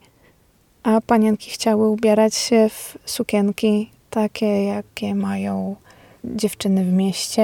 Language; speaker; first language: Polish; native; Polish